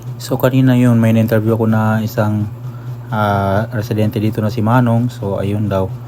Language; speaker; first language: Filipino; non-native, local second language; Cebuano